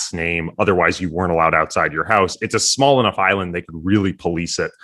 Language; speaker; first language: English; native; English